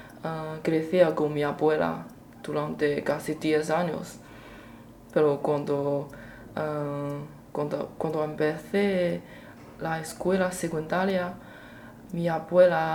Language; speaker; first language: Spanish; non-native, learner; Chinese